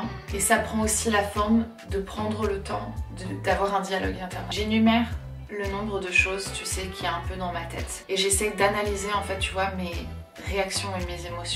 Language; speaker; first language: French; native; French